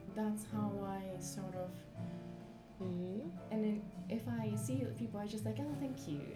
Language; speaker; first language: English; non-native, fluent; Japanese